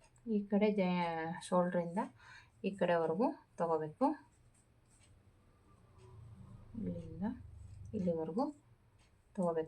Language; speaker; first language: Kannada; native; Kannada